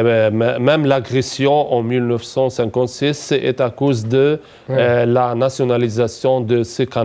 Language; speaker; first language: French; non-native, fluent; Arabic